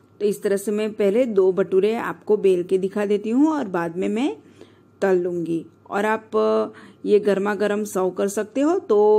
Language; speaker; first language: Hindi; non-native, local second language; Gujarati